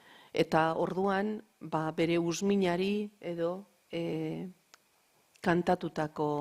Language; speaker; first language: Basque; native; Basque